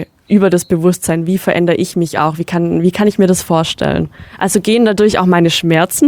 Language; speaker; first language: German; native; German